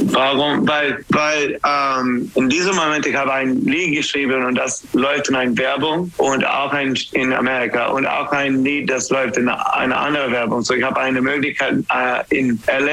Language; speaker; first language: German; non-native, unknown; English